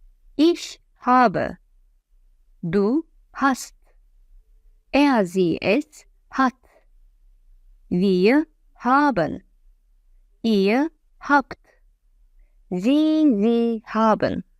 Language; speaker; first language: German; non-native, fluent; Azerbaijani